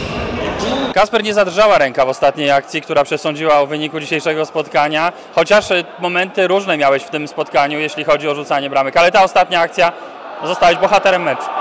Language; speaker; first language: Polish; native; Polish